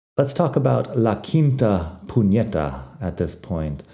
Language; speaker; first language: English; native; English